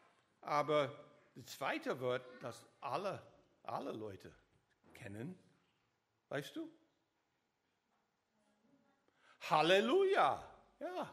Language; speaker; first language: German; non-native, learner; English